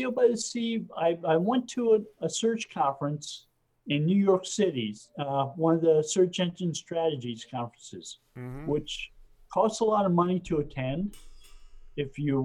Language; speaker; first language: English; native; English